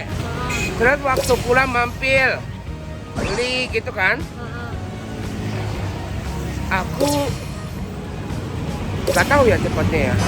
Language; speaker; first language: Indonesian; non-native, fluent; Japanese